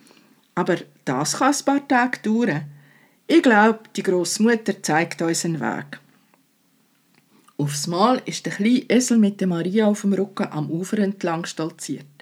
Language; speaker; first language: German; native; German